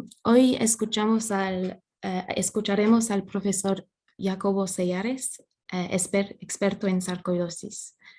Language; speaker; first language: Spanish; non-native, fluent; English